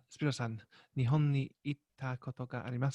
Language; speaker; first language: Japanese; non-native, learner; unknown